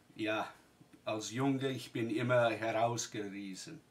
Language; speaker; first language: German; early bilingual, other home language; English